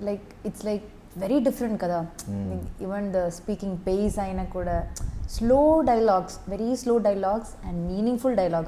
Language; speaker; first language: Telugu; non-native, fluent; Malayalam